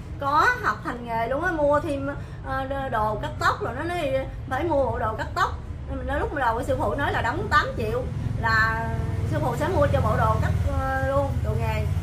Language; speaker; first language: Vietnamese; native; Vietnamese